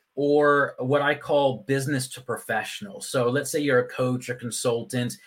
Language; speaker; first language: English; native; English